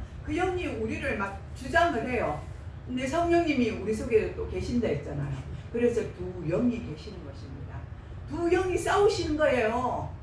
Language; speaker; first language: Korean; native; Korean